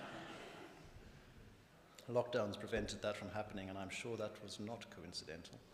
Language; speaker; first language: English; native; English